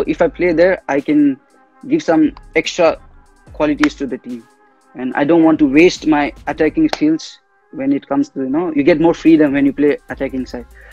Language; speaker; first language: English; non-native, local second language; Tamil